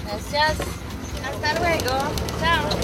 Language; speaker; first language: Spanish; non-native, learner; French